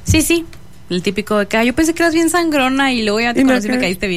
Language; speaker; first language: Spanish; native; Spanish